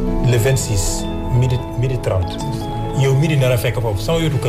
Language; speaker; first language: Spanish; non-native, fluent; Wolof